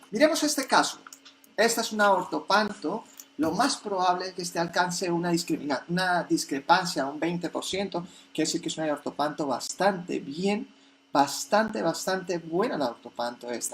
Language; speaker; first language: Spanish; native; Spanish